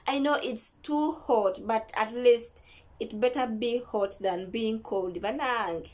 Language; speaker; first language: English; non-native, local second language; Ganda